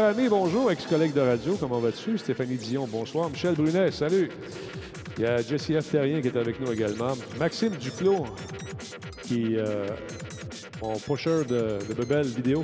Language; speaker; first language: French; native; French